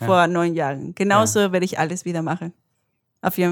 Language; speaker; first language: German; non-native, learner; Spanish